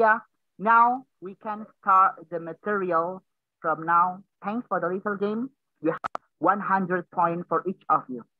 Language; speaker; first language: English; non-native, learner; Indonesian